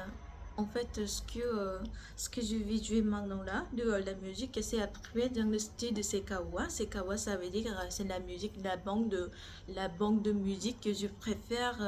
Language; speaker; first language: French; non-native, learner; Korean